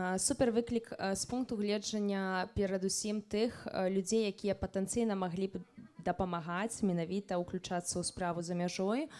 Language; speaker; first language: Belarusian; native; Belarusian